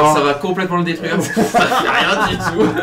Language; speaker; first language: French; native; French